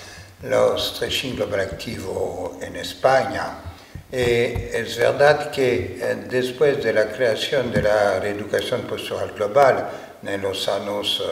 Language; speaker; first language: Spanish; non-native, fluent; French